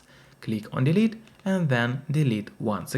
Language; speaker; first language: English; non-native, fluent; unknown